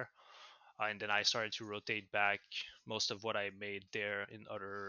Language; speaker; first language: English; non-native, fluent; French